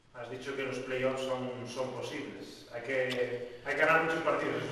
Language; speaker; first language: Spanish; native; Spanish